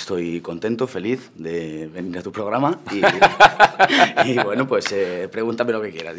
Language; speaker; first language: Spanish; native; Spanish